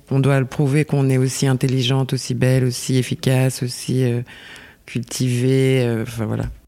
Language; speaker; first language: French; native; French